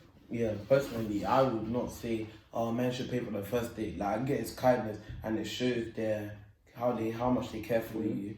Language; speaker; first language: English; native; English